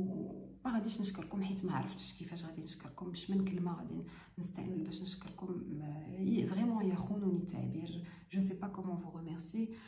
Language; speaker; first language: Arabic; native; Arabic